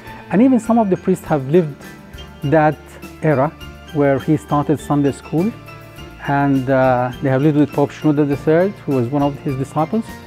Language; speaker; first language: English; non-native, fluent; Arabic